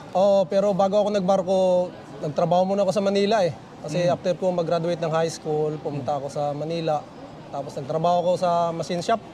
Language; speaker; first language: Filipino; non-native, local second language; Cebuano